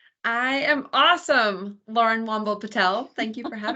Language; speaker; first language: English; native; English